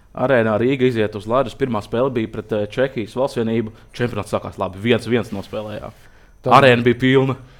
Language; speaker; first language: Latvian; native; Latvian